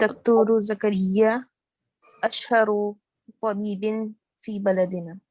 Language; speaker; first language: Arabic; non-native, learner; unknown